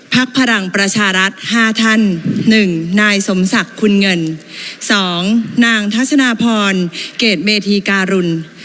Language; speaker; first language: Thai; native; Thai